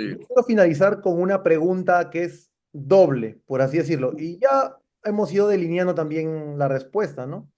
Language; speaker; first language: Spanish; native; Spanish